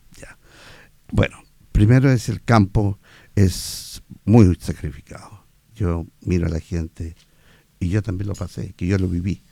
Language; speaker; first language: Spanish; native; Spanish